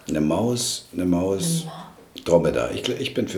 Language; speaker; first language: German; native; German